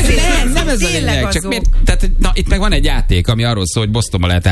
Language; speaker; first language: Hungarian; native; Hungarian